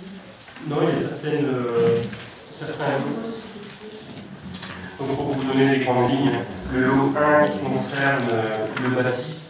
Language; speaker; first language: French; native; French